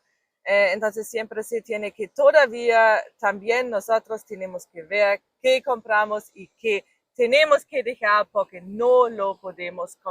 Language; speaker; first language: Spanish; non-native, fluent; German